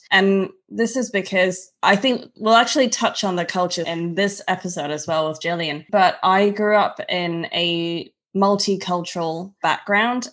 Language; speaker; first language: English; non-native, local second language; Cantonese